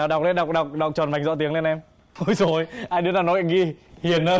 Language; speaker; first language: Vietnamese; native; Vietnamese